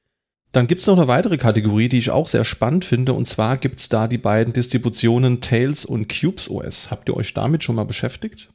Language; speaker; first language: German; native; German